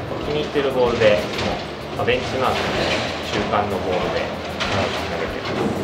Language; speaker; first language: Japanese; native; Japanese